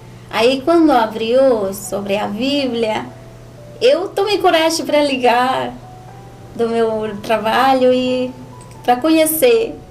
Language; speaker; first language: Portuguese; non-native, learner; Spanish